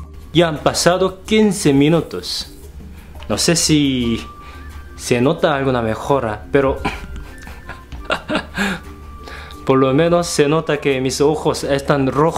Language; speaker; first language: Spanish; non-native, fluent; Korean